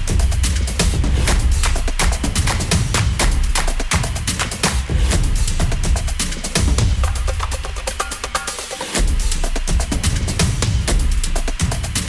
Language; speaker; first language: English; native; English